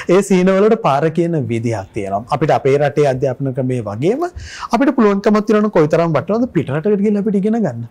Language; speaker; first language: Sinhala; native; Sinhala